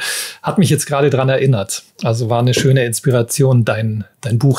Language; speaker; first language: German; native; German